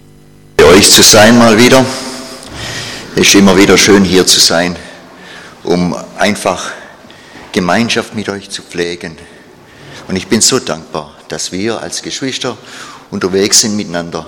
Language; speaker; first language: German; non-native, fluent; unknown